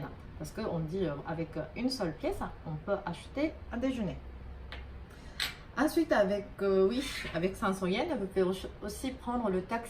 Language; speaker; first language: French; non-native, fluent; Japanese